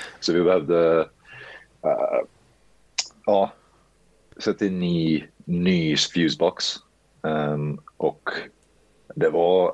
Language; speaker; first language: Swedish; early bilingual, heritage; Swedish